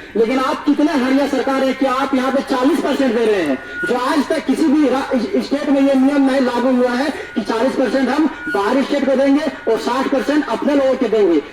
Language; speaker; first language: Hindi; native; Hindi